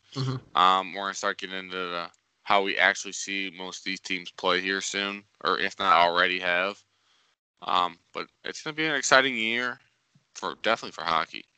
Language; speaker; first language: English; native; English